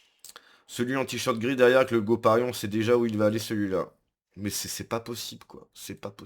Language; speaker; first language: French; native; French